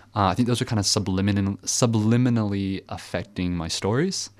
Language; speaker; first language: English; early bilingual, other home language; French